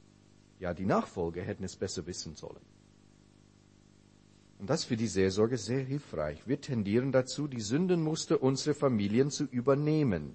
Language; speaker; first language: German; non-native, fluent; English